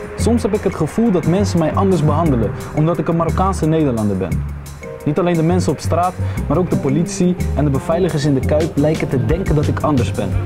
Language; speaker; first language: Dutch; early bilingual, other home language; Arabic